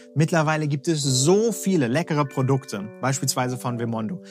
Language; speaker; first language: German; native; German